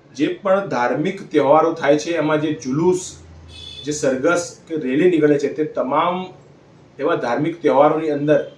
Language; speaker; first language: Gujarati; native; Gujarati